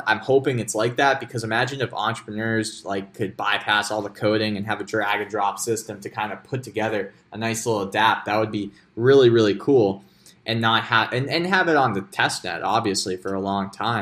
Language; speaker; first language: English; native; English